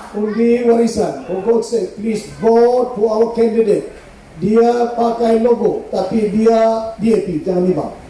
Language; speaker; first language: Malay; non-native, local second language; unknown